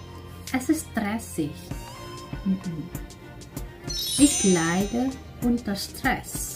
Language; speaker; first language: German; non-native, fluent; Indonesian